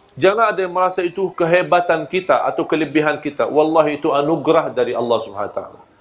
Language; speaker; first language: Malay; non-native, fluent; Arabic